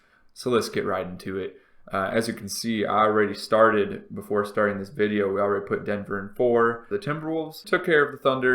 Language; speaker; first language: English; native; English